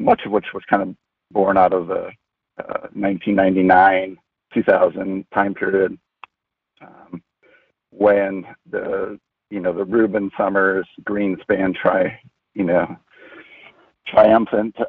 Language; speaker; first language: English; native; English